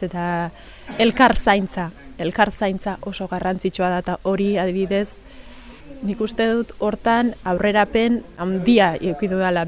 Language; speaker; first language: Basque; early bilingual, other home language; Sidamo